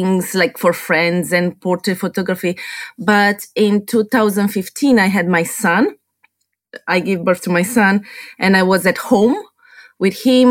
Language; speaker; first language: English; non-native, fluent; Romanian